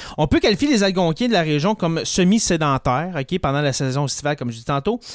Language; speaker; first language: French; native; French